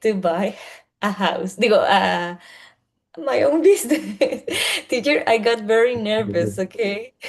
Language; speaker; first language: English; non-native, learner; Spanish